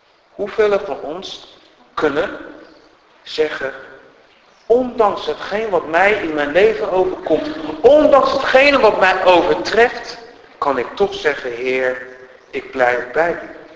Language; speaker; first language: Dutch; native; Dutch